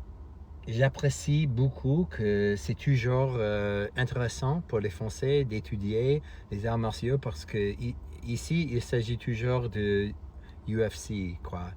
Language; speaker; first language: French; non-native, fluent; English